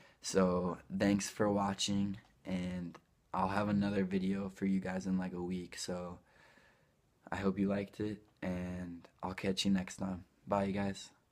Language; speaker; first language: English; native; English